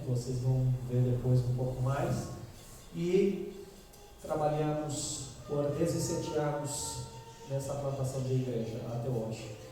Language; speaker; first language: Portuguese; non-native, fluent; Romanian